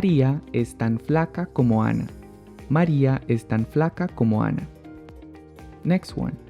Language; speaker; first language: Spanish; native; Spanish